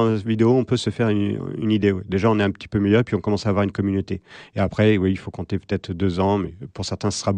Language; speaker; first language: French; native; French